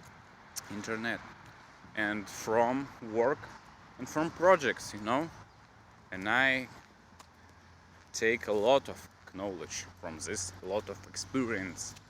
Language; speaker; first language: English; non-native, learner; Russian